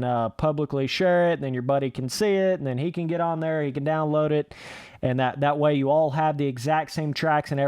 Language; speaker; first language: English; native; English